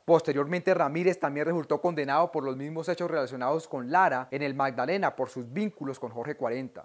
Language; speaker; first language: Spanish; native; Spanish